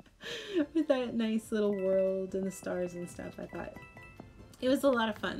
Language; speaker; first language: English; native; English